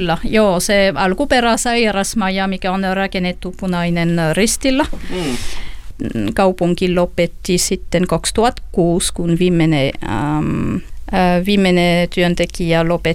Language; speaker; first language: Finnish; non-native, learner; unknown